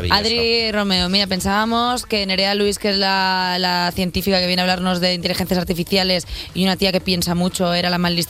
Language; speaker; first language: Spanish; native; Spanish